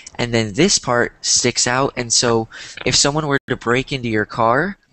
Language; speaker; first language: English; native; English